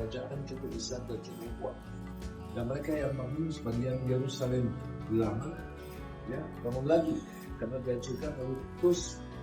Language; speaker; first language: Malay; non-native, learner; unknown